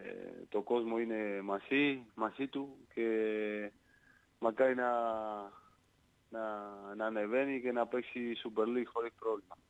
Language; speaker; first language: Greek; non-native, learner; Spanish